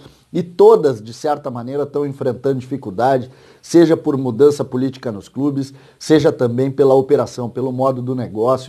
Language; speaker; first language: Portuguese; native; Portuguese